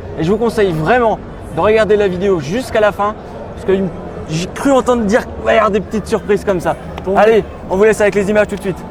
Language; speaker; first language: French; native; French